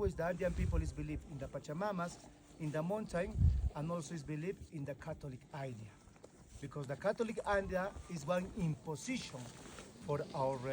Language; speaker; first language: English; non-native, learner; Spanish